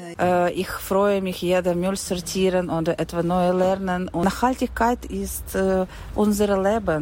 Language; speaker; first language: German; non-native, learner; Ukrainian